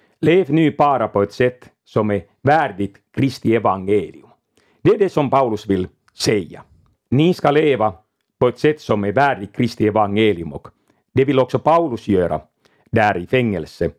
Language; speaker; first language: Swedish; non-native, local second language; Finnish